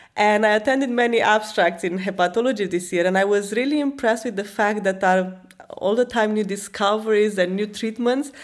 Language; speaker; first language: English; non-native, fluent; Romanian